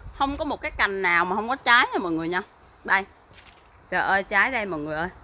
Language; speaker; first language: Vietnamese; early bilingual, heritage; Vietnamese